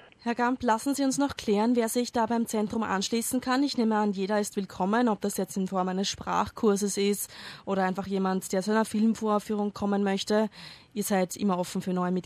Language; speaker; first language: German; native; German